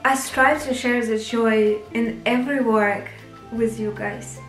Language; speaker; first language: English; non-native, fluent; Russian